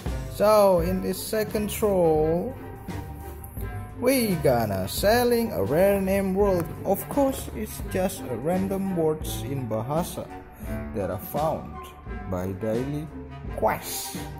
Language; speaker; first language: English; non-native, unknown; Indonesian